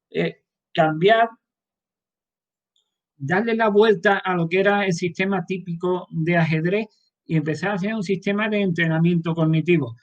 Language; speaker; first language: Spanish; native; Spanish